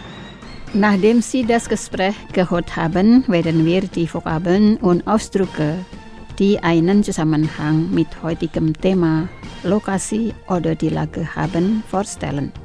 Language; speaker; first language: German; non-native, fluent; Indonesian